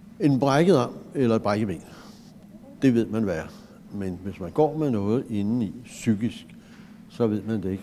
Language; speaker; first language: Danish; native; Danish